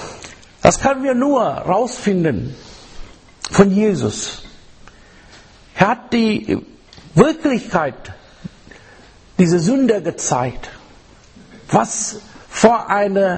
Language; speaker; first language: German; non-native, fluent; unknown